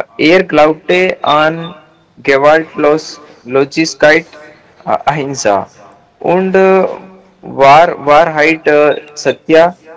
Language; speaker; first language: German; non-native, learner; Hindi